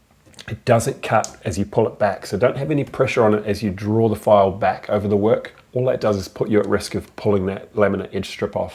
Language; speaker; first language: English; native; English